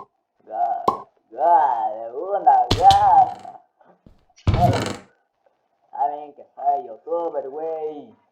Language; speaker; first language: Spanish; native; Spanish